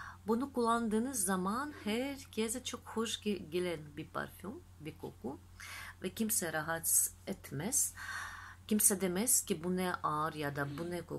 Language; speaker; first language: Turkish; non-native, fluent; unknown